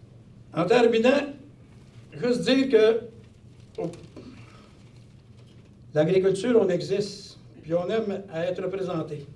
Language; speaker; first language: French; native; French